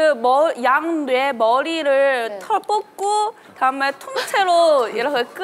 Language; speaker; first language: Korean; non-native, fluent; Chinese